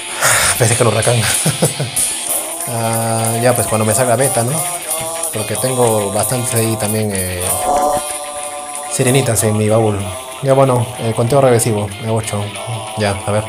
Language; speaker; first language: Spanish; native; Spanish